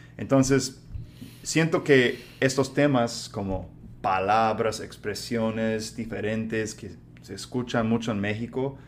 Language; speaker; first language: Spanish; non-native, fluent; English